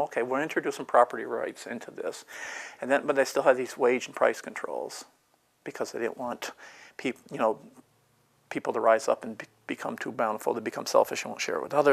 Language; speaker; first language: English; native; English